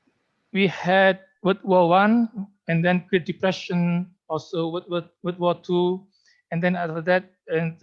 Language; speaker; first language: English; non-native, fluent; Indonesian